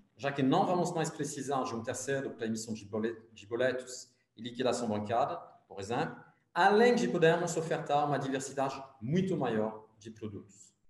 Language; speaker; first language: Portuguese; non-native, fluent; French